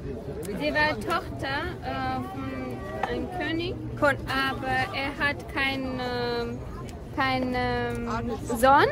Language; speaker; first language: German; non-native, learner; Georgian